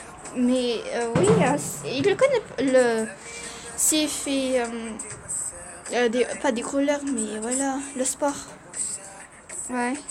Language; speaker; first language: French; early bilingual, other home language; Portuguese